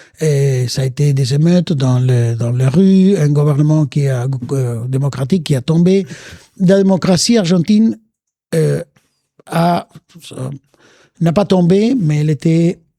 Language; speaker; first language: French; non-native, fluent; Spanish